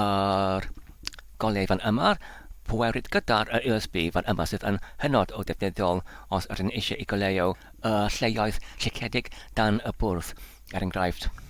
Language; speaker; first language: Welsh; non-native, learner; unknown